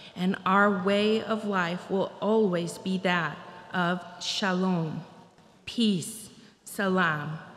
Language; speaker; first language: English; native; English